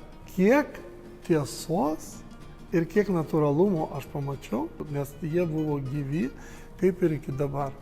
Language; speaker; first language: Lithuanian; non-native, local second language; Romany